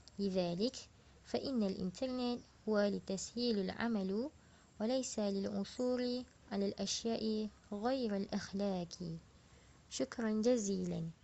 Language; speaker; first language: Arabic; non-native, learner; Malay